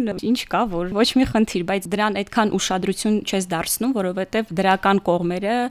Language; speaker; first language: Armenian; early bilingual, heritage; Armenian